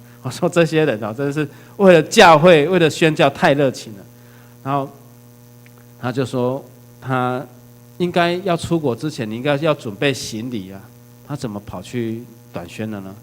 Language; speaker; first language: Chinese; native; Chinese